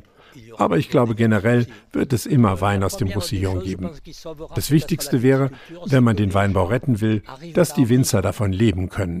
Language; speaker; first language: German; native; German